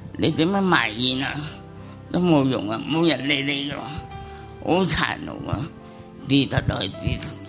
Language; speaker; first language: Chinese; non-native, local second language; Cantonese